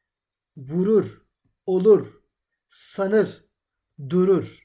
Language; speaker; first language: Turkish; non-native, fluent; Urdu